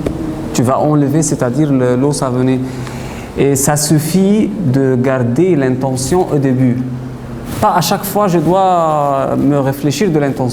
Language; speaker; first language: French; non-native, fluent; Arabic